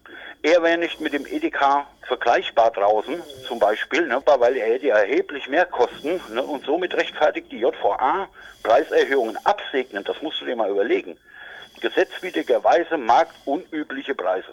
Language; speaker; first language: German; native; German